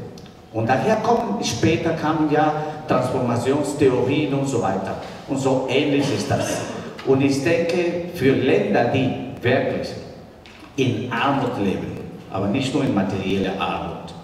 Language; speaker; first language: German; non-native, fluent; Spanish